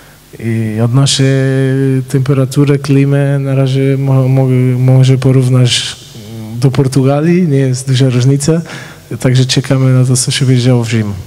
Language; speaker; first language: Polish; non-native, fluent; Portuguese